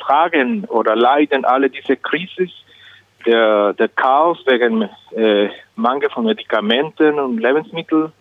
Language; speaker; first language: German; non-native, learner; Spanish